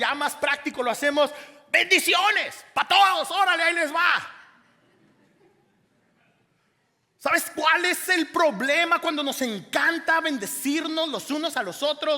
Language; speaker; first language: Spanish; native; Spanish